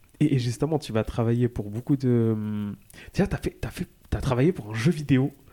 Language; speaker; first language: French; native; French